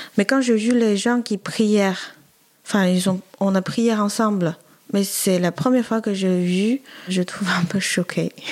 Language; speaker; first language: French; non-native, learner; Chinese